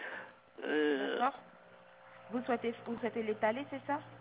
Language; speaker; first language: French; native; French